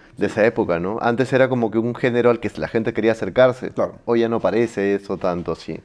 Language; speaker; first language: Spanish; native; Spanish